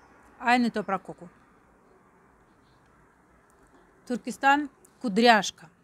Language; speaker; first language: Turkish; non-native, learner; Russian